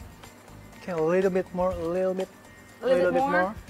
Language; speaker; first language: English; non-native, fluent; Indonesian